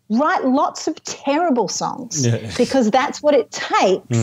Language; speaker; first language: English; native; English